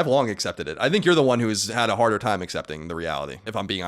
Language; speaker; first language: English; native; English